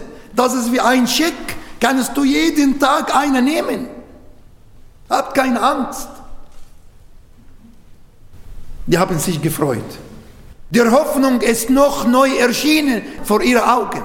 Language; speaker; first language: German; non-native, learner; Arabic